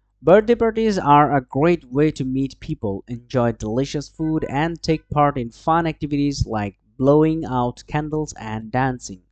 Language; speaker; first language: English; non-native, local second language; Bangla